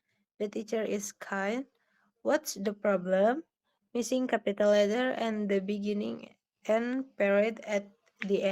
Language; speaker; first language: English; non-native, learner; Indonesian